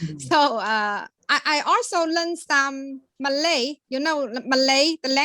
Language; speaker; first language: English; non-native, learner; Chinese